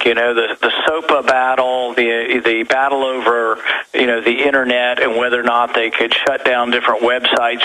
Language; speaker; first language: English; native; English